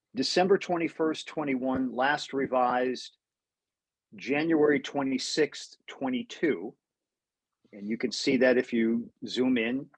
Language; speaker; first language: English; native; English